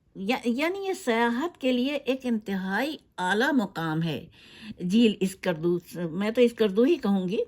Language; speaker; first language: Urdu; native; Urdu